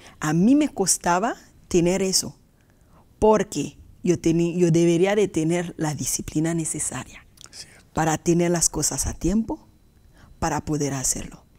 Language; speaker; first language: Spanish; non-native, fluent; Haitian Creole